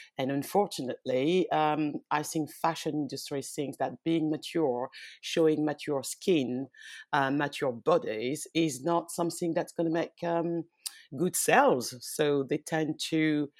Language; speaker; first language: English; early bilingual, heritage; French